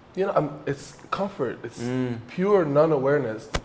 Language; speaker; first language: English; early bilingual, other home language; French